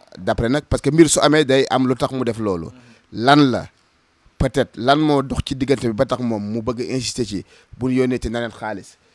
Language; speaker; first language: Wolof; native; Wolof